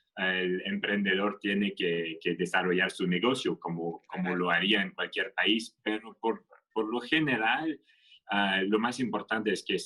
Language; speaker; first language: Spanish; non-native, fluent; French